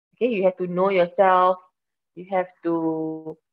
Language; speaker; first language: English; non-native, local second language; Malay